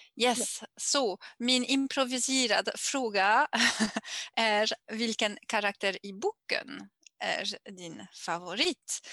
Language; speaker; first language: Swedish; non-native, learner; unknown